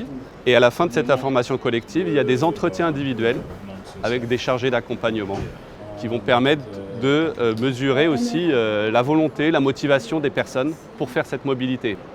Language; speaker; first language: French; native; French